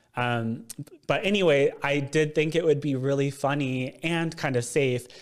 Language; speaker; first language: English; native; English